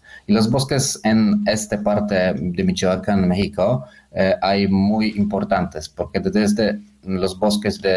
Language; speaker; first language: Spanish; non-native, learner; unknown